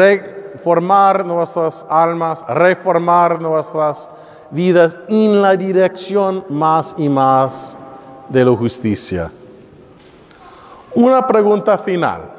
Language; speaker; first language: Spanish; non-native, learner; English